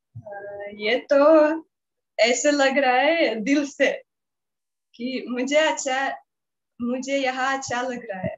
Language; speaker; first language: Hindi; non-native, learner; Russian